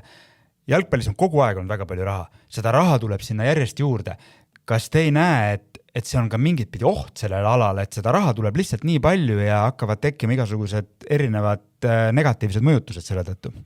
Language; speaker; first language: Estonian; native; Estonian